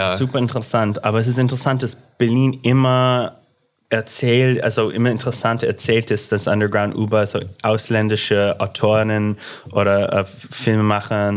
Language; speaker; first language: German; non-native, fluent; English